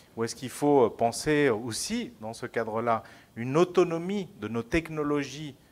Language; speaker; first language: French; non-native, fluent; Spanish